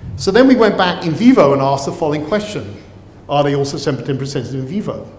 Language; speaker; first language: English; native; English